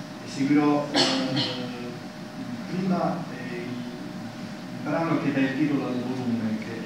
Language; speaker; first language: Italian; native; Italian